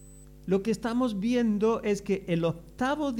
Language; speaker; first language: Spanish; native; Spanish